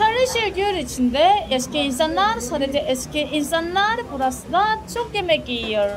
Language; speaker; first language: Turkish; non-native, learner; Korean